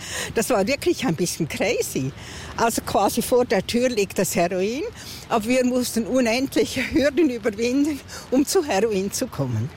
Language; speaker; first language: German; native; German